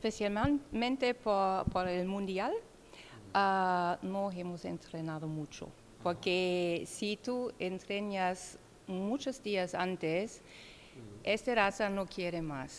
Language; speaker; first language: Spanish; non-native, learner; German